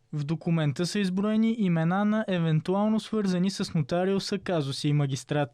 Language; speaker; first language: Bulgarian; native; Bulgarian